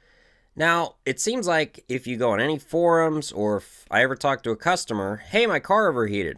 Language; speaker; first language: English; native; English